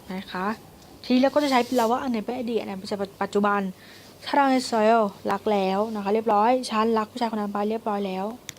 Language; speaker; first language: Thai; native; Thai